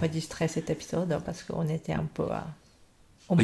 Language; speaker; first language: French; non-native, fluent; Japanese